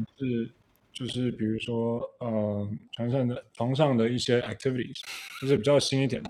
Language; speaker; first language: Chinese; early bilingual, heritage; Chinese